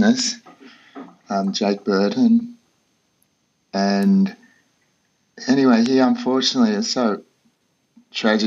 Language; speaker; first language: English; native; English